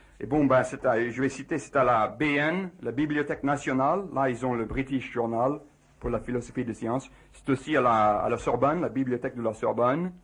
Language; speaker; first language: French; non-native, fluent; English